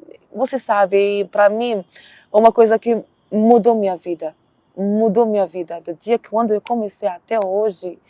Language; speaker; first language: Portuguese; non-native, learner; Arabic